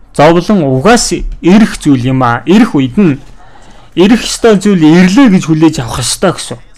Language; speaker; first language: Mongolian; non-native, fluent; Korean